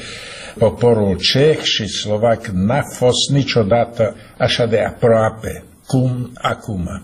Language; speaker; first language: Romanian; non-native, fluent; Slovak